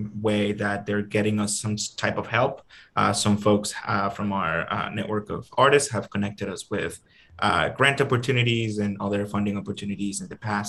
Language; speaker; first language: English; non-native, fluent; Spanish